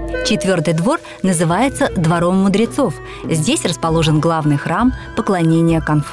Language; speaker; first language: Russian; native; Russian